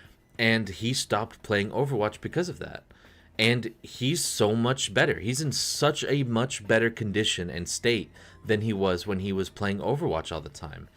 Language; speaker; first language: English; native; English